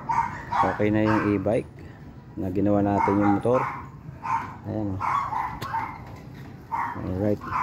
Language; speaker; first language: Filipino; native; Filipino